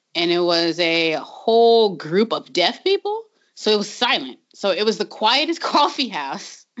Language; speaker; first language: English; native; English